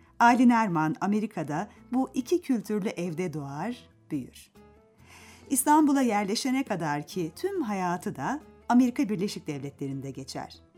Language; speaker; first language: Turkish; native; Turkish